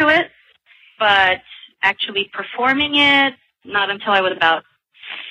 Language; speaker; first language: English; non-native, local second language; Filipino